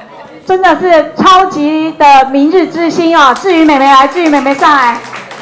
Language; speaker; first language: Chinese; native; Chinese